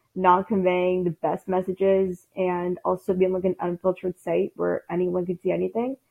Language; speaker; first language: English; early bilingual, other home language; Tamil